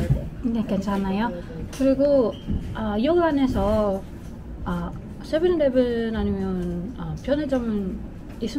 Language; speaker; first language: Korean; non-native, learner; Filipino